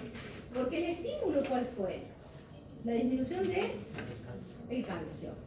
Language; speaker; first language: Spanish; native; Spanish